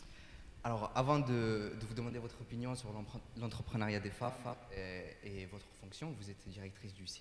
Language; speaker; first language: French; native; French